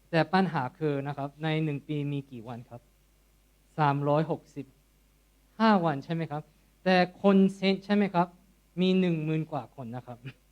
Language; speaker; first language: Thai; non-native, fluent; Korean